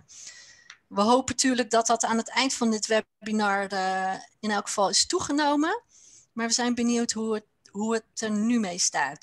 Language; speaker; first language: Dutch; native; Dutch